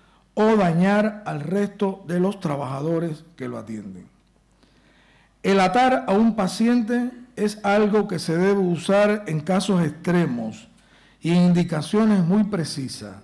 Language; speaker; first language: Spanish; native; Spanish